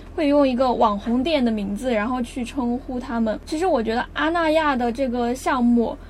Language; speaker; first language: Chinese; non-native, fluent; Japanese